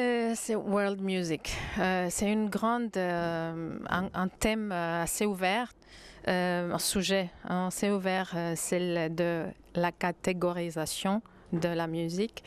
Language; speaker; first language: French; non-native, fluent; Greek